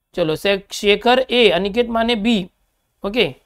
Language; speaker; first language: Hindi; native; Hindi